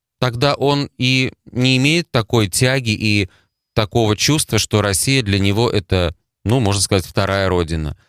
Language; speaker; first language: Russian; native; Russian